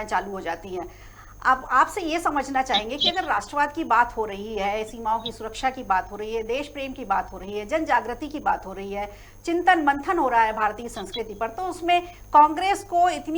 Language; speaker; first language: Hindi; native; Hindi